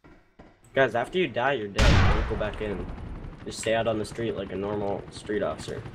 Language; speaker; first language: English; native; English